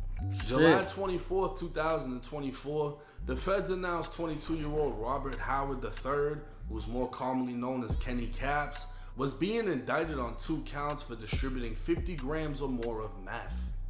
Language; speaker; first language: English; native; English